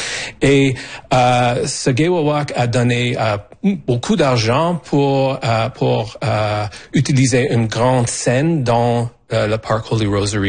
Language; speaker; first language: French; non-native, fluent; English